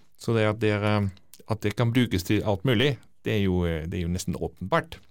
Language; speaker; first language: Norwegian; non-native, fluent; Dutch